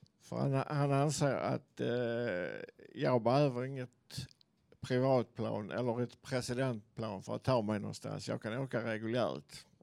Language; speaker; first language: Swedish; native; Swedish